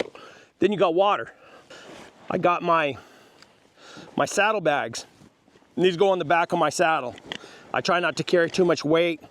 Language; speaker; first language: English; native; English